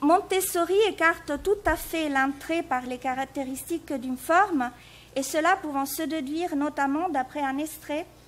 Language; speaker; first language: French; native; French